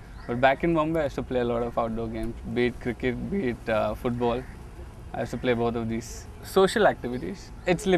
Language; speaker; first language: English; non-native, local second language; Telugu